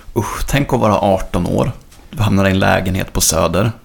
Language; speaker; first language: Swedish; native; Swedish